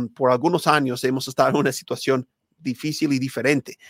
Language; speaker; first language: Spanish; non-native, fluent; English